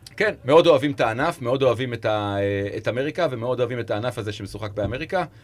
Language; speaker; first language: Hebrew; native; Hebrew